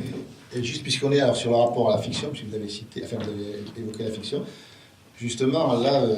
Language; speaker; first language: French; native; French